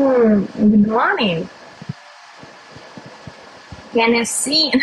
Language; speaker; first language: English; non-native, learner; Russian